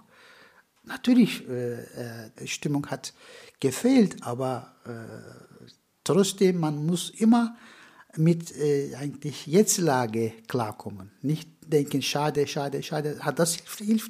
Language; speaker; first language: German; non-native, fluent; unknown